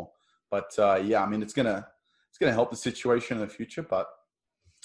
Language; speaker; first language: English; native; English